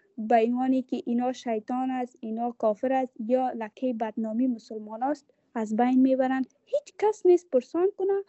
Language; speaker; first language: Persian; native; Persian